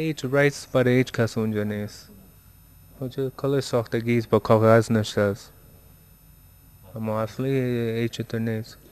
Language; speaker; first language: Persian; early bilingual, heritage; Persian